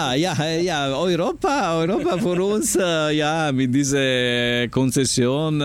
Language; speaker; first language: German; non-native, learner; Italian